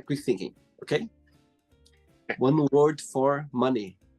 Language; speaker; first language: English; non-native, fluent; Portuguese